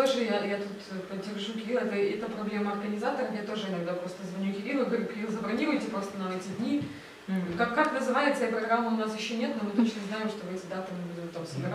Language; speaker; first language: Russian; native; Russian